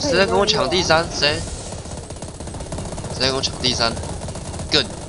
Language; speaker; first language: Chinese; native; Chinese